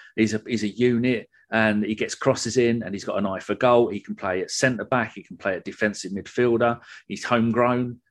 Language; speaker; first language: English; native; English